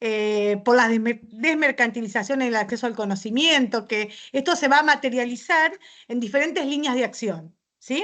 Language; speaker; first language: Spanish; native; Spanish